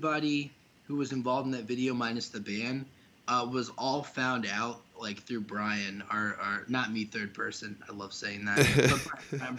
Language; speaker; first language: English; native; English